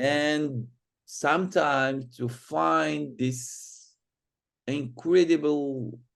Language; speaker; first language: English; non-native, fluent; Arabic